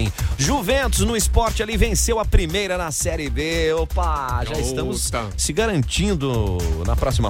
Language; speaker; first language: Portuguese; native; Portuguese